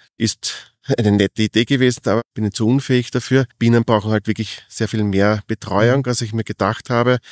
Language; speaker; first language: German; native; German